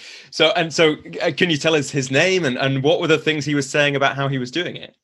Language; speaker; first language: English; native; English